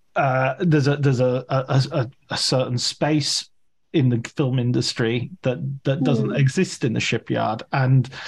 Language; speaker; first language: English; native; English